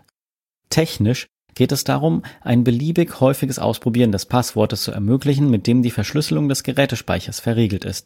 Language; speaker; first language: German; native; German